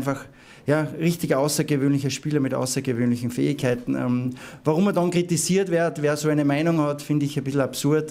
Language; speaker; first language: German; native; German